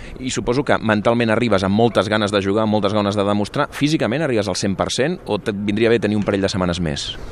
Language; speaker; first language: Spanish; non-native, local second language; Catalan